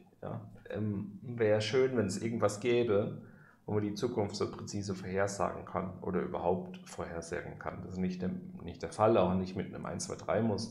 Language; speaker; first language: German; native; German